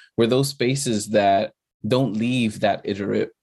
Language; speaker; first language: English; early bilingual, other home language; Spanish